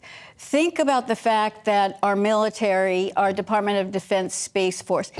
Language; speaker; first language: English; native; English